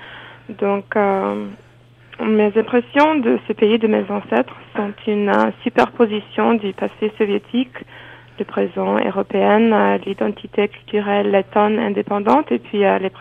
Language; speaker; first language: French; non-native, fluent; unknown